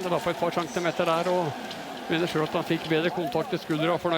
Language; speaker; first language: Norwegian; native; Norwegian